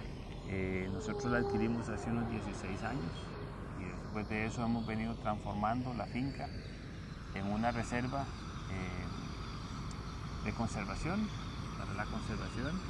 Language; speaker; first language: Spanish; native; Spanish